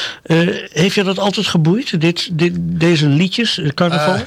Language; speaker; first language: Dutch; native; Dutch